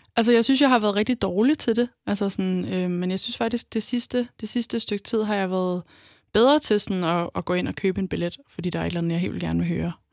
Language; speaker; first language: Danish; native; Danish